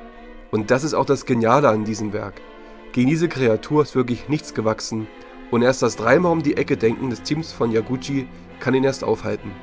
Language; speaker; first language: German; native; German